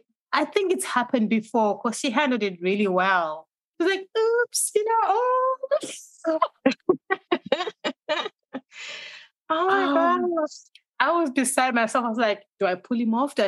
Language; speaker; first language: English; non-native, local second language; Shona